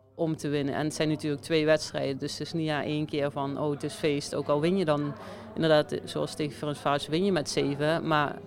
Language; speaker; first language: Dutch; native; Dutch